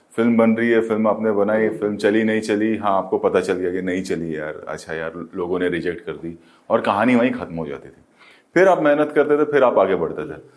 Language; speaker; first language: Hindi; native; Hindi